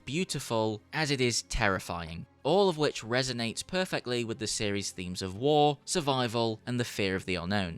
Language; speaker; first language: English; native; English